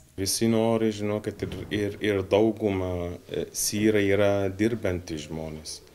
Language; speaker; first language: Lithuanian; non-native, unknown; Arabic